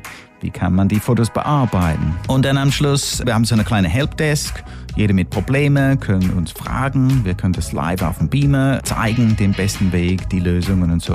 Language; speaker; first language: German; non-native, fluent; English